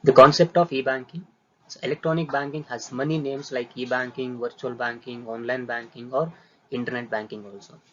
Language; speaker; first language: English; non-native, local second language; Kannada